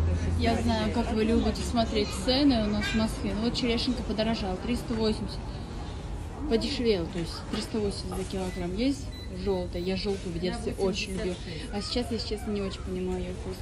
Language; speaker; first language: Russian; native; Russian